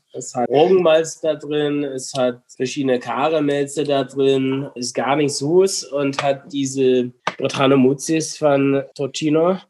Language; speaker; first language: German; non-native, fluent; English